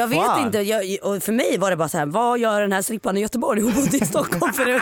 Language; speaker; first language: Swedish; native; Swedish